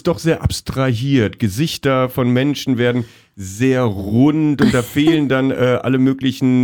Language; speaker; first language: German; native; German